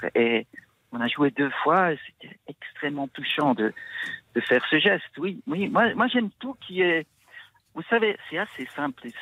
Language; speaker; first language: French; native; French